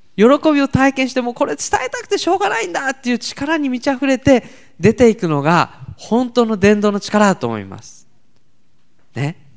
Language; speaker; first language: Japanese; native; Japanese